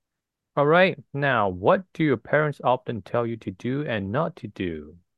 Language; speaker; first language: English; non-native, fluent; Chinese